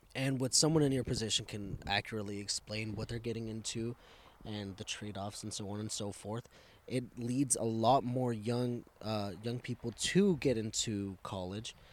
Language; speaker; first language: English; early bilingual, other home language; Spanish